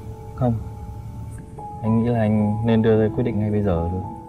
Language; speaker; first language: Vietnamese; native; Vietnamese